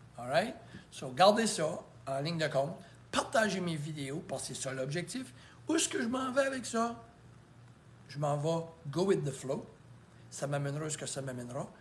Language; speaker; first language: French; native; French